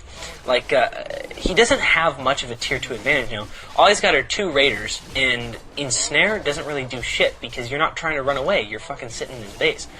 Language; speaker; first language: English; native; English